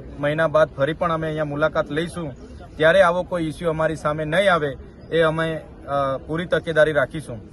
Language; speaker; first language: Gujarati; non-native, local second language; Bhili